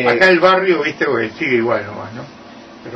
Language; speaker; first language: Spanish; native; Spanish